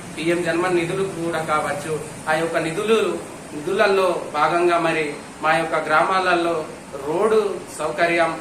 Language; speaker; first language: Telugu; non-native, local second language; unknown